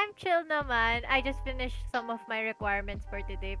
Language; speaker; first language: English; non-native, local second language; Filipino